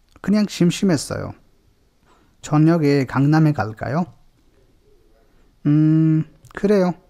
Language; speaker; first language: Korean; non-native, fluent; Hindi